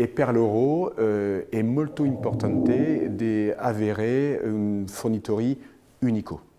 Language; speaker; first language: Italian; non-native, fluent; French